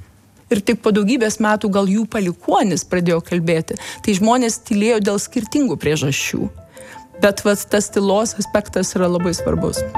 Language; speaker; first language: Lithuanian; native; Lithuanian